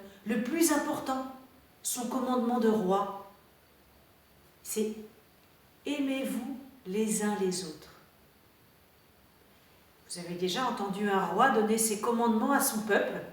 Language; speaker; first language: French; native; French